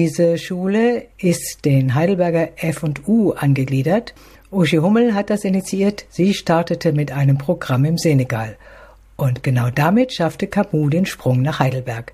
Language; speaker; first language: German; native; German